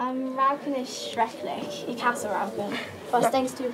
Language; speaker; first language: German; non-native, learner; English